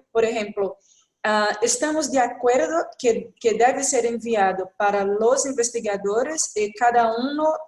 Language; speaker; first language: Spanish; non-native, fluent; Portuguese